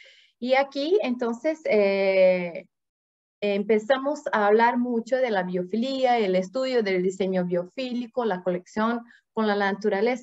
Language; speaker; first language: Spanish; non-native, fluent; Portuguese